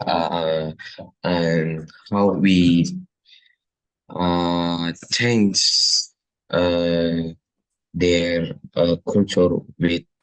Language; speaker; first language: English; non-native, learner; Indonesian